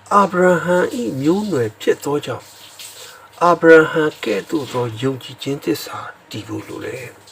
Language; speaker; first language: Burmese; non-native, local second language; S'gaw Karen